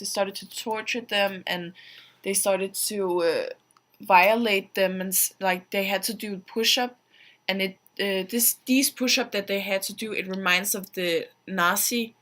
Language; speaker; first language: English; non-native, fluent; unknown